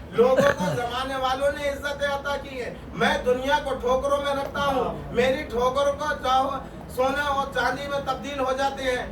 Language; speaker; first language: Urdu; native; Urdu